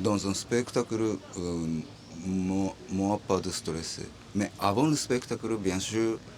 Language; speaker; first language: French; non-native, learner; Japanese